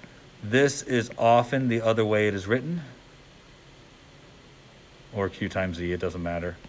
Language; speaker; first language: English; native; English